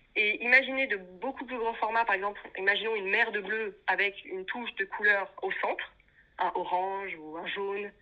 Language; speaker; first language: French; native; French